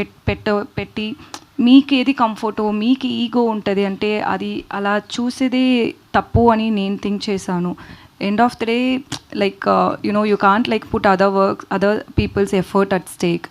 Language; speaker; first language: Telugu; non-native, learner; Tamil